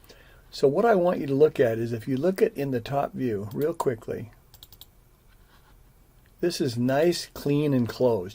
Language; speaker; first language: English; native; English